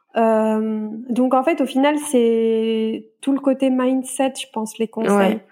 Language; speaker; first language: French; native; French